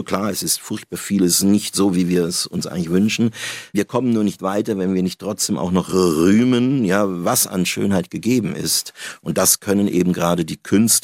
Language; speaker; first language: German; native; German